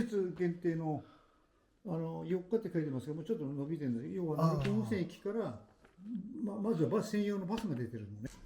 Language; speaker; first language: Japanese; native; Japanese